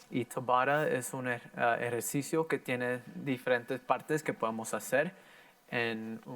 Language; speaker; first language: Spanish; early bilingual, heritage; Spanish